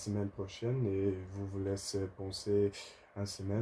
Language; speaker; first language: French; non-native, learner; Dutch